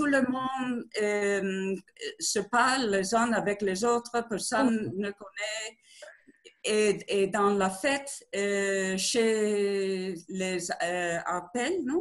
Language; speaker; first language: French; non-native, learner; Spanish